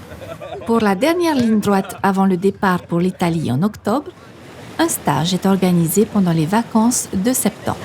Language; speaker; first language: French; native; French